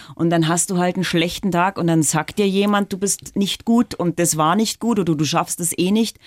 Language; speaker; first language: German; native; German